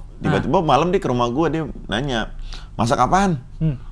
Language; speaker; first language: Indonesian; early bilingual, other home language; Fula